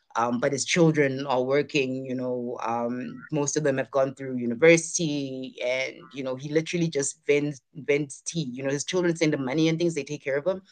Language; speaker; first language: English; non-native, local second language; Zulu